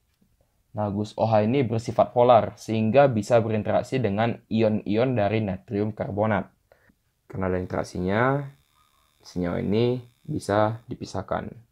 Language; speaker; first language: Indonesian; native; Indonesian